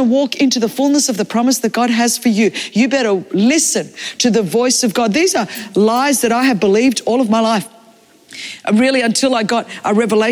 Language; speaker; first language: English; non-native, local second language; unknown